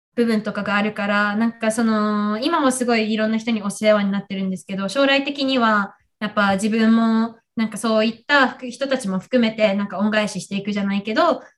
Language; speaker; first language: Japanese; native; Japanese